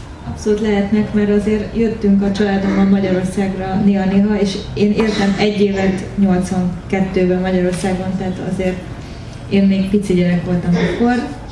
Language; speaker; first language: Hungarian; early bilingual, heritage; Hungarian